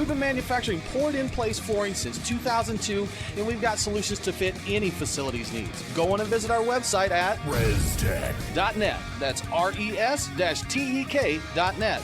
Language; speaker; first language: English; native; English